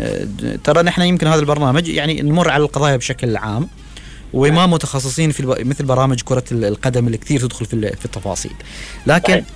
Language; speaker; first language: Arabic; native; Arabic